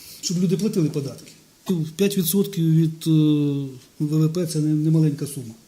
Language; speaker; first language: Ukrainian; non-native, local second language; Russian